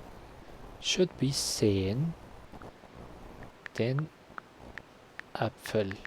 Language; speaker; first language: German; non-native, learner; Spanish